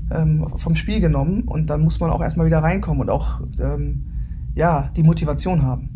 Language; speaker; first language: German; native; German